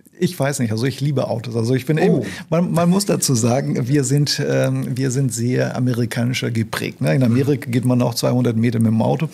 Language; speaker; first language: German; non-native, fluent; Portuguese